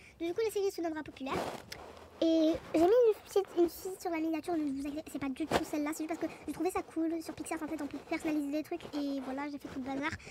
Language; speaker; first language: French; native; French